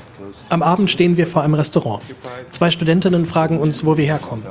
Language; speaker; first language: German; native; German